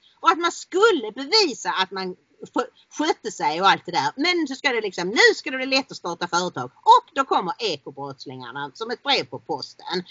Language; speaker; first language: Swedish; native; Swedish